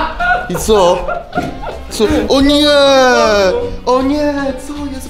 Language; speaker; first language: Polish; native; Polish